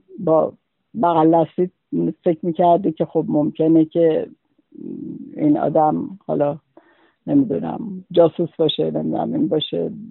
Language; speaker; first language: Persian; native; Persian